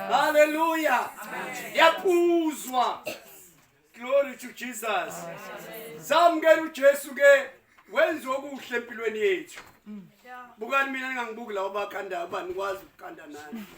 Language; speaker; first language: Zulu; native; Zulu